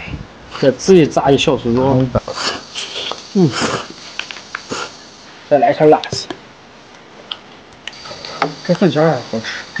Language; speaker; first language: Chinese; native; Chinese